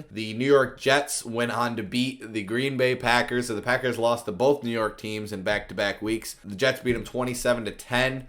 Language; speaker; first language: English; native; English